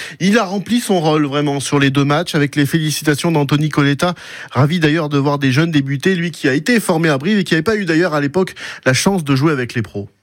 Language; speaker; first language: French; native; French